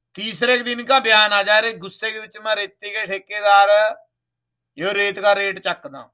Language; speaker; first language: Hindi; non-native, local second language; Punjabi